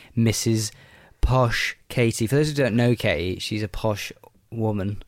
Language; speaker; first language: English; native; English